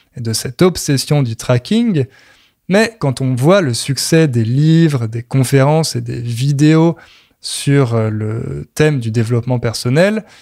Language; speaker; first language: French; native; French